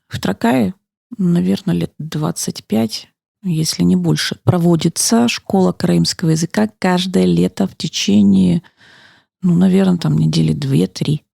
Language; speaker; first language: Russian; native; Russian